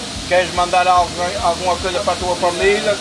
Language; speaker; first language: Portuguese; native; Portuguese